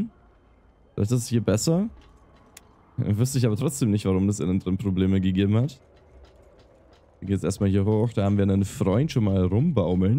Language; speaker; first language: German; native; German